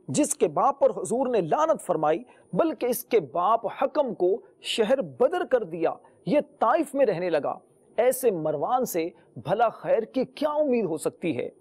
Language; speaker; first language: Urdu; native; Urdu